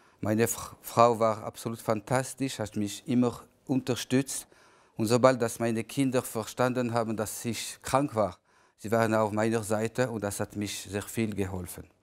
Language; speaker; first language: German; non-native, local second language; French